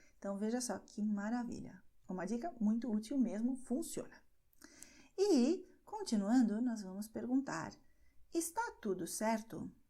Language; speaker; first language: Portuguese; non-native, fluent; Spanish